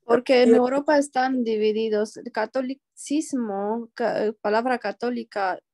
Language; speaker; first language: Spanish; non-native, learner; Romanian